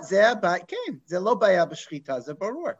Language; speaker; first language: Hebrew; non-native, fluent; English